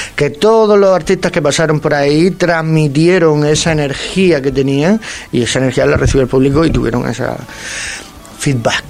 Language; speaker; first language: Spanish; native; Spanish